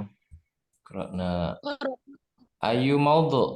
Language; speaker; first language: Arabic; non-native, fluent; Indonesian